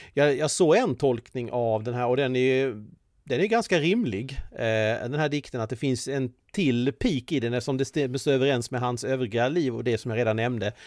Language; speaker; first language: Swedish; native; Swedish